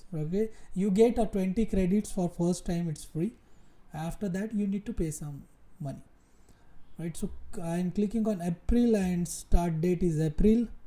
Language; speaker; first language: English; non-native, local second language; Hindi